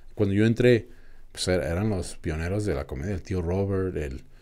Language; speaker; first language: Spanish; early bilingual, other home language; English